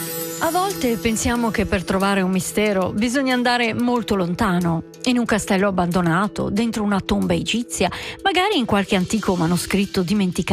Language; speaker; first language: Italian; native; Italian